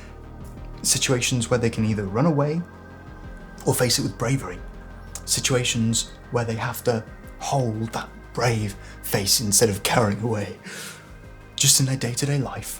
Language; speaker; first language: English; native; English